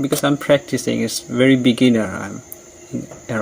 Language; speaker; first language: English; non-native, learner; Bangla